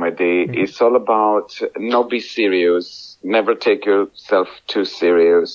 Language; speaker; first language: English; non-native, fluent; Greek